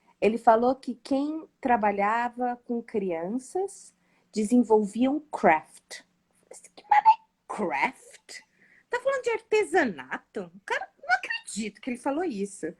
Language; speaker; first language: Portuguese; native; Portuguese